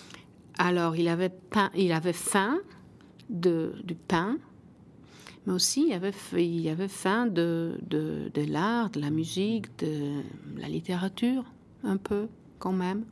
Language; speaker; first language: French; non-native, fluent; Polish